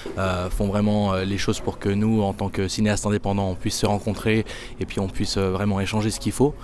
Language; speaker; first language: French; native; French